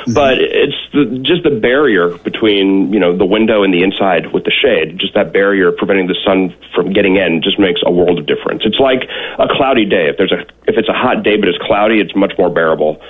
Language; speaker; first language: English; native; English